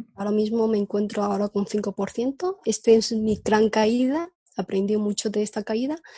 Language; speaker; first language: Spanish; non-native, fluent; Chinese